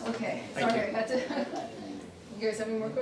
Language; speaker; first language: English; native; English